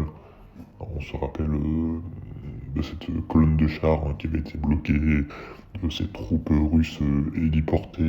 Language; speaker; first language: French; native; French